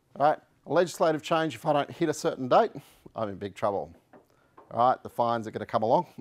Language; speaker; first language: English; native; English